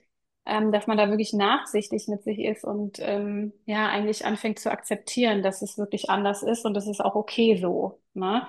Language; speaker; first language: German; native; German